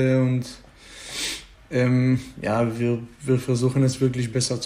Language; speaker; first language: German; non-native, fluent; Hebrew